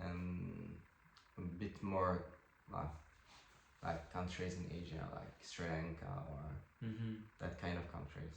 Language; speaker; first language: English; non-native, fluent; French